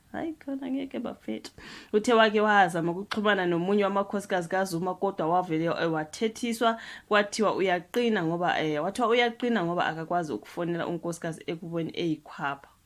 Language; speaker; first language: Zulu; non-native, local second language; Xhosa